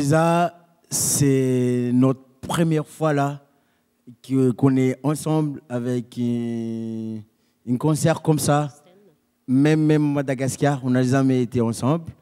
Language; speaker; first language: French; non-native, local second language; Malagasy